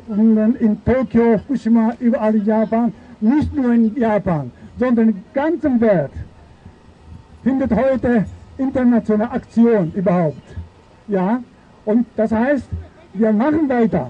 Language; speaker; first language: German; non-native, fluent; Japanese